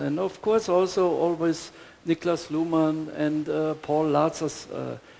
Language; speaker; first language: English; non-native, fluent; German